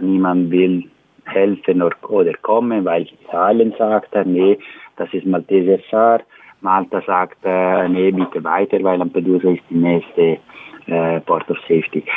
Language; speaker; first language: German; non-native, learner; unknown